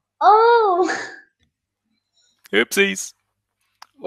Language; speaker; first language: English; non-native, learner; Turkish